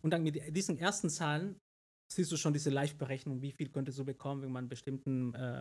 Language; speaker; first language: German; non-native, fluent; Spanish